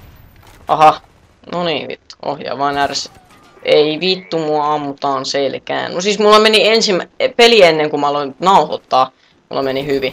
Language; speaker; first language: Finnish; native; Finnish